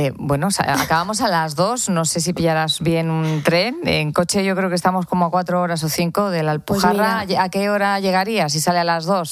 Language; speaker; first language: Spanish; native; Spanish